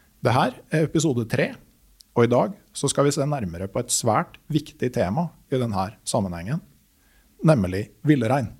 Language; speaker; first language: Norwegian; native; Norwegian